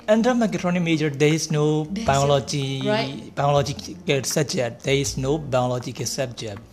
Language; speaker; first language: English; non-native, learner; Burmese